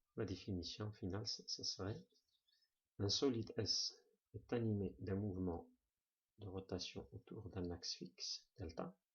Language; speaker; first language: French; non-native, local second language; Arabic